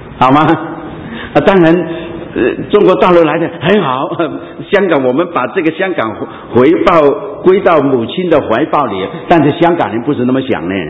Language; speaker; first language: Chinese; non-native, local second language; Cantonese